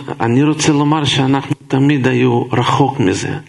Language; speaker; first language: Hebrew; non-native, fluent; Russian